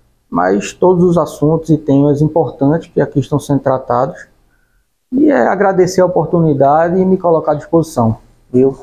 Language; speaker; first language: Portuguese; native; Portuguese